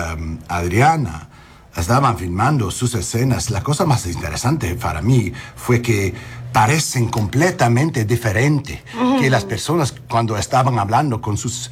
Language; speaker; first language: Spanish; non-native, learner; English